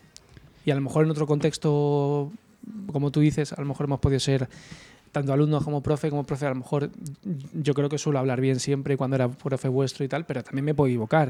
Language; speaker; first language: Spanish; native; Spanish